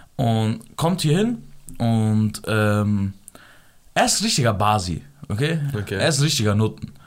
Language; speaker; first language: German; early bilingual, other home language; Persian